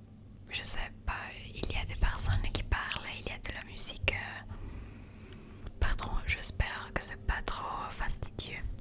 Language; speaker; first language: French; non-native, learner; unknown